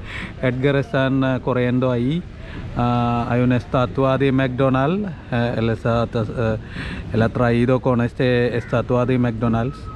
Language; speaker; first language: Spanish; non-native, learner; Malayalam